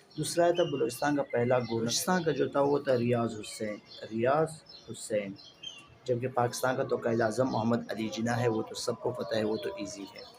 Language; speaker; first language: Urdu; non-native, local second language; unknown